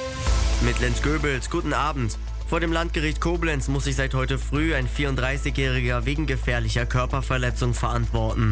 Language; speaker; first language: German; native; German